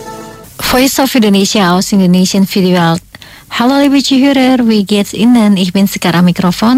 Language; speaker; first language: German; non-native, fluent; Indonesian